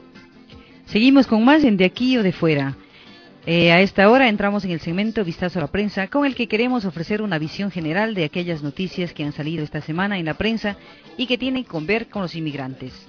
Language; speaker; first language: Spanish; native; Spanish